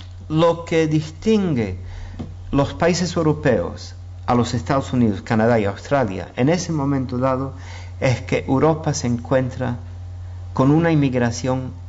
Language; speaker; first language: Spanish; non-native, fluent; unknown